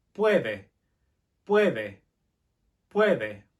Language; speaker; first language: Spanish; non-native, fluent; English